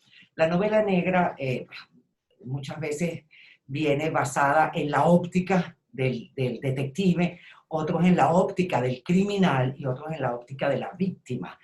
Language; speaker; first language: Spanish; native; Spanish